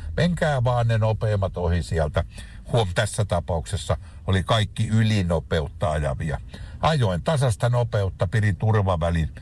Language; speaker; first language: Finnish; native; Finnish